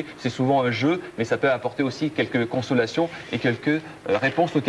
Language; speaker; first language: French; native; French